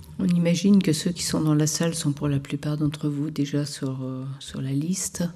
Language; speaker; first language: French; native; French